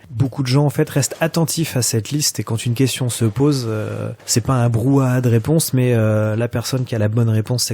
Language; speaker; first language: French; native; French